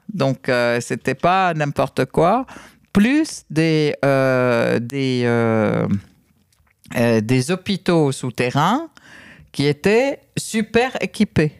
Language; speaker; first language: French; non-native, fluent; Arabic